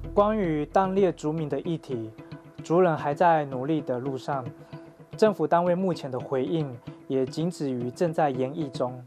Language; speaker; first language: Chinese; native; Chinese